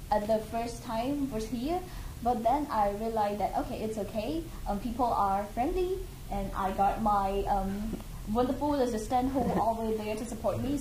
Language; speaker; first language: English; non-native, fluent; Khmer